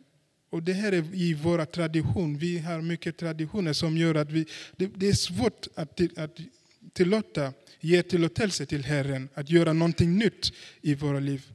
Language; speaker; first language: Swedish; non-native, fluent; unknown